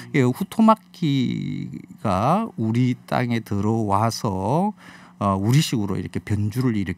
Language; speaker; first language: Korean; native; Korean